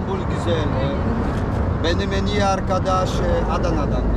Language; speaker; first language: Turkish; non-native, learner; Polish